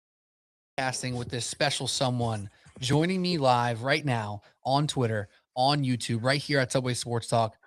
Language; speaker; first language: English; native; English